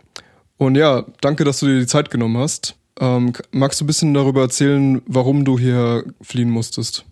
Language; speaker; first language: German; native; German